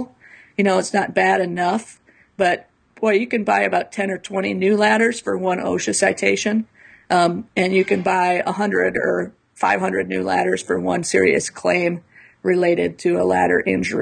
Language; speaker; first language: English; native; English